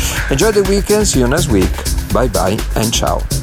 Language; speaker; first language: English; non-native, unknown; Italian